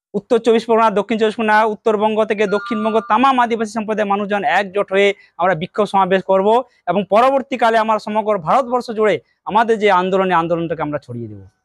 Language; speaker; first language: Bangla; non-native, local second language; Santali